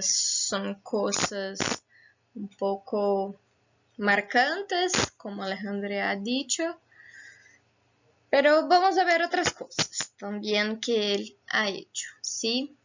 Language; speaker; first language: Spanish; non-native, fluent; Portuguese